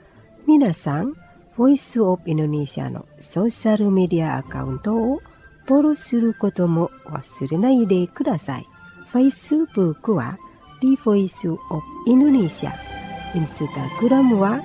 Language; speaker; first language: Japanese; non-native, fluent; Indonesian